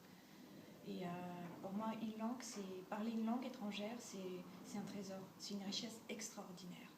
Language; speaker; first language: French; non-native, fluent; Bulgarian